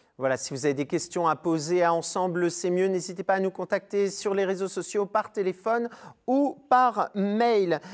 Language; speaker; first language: French; native; French